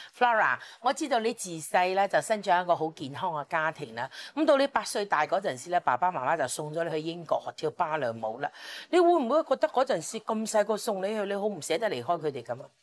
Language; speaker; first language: Cantonese; native; Cantonese